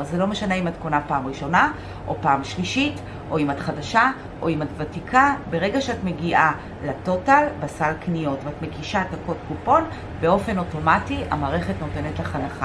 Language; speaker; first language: Hebrew; native; Hebrew